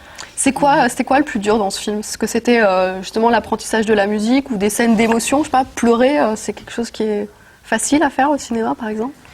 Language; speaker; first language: French; native; French